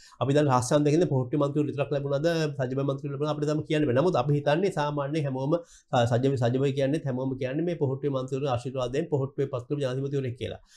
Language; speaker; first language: Sinhala; native; Sinhala